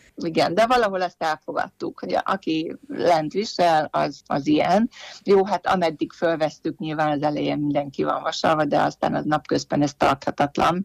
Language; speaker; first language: Hungarian; native; Hungarian